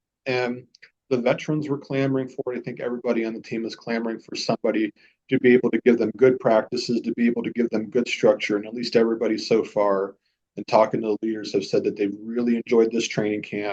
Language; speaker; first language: English; native; English